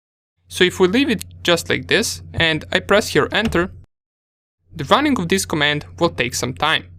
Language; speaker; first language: English; non-native, fluent; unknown